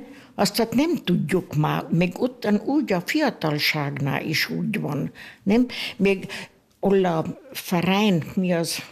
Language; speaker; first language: Hungarian; non-native, local second language; German